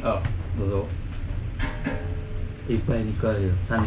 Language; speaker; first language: Japanese; non-native, learner; Indonesian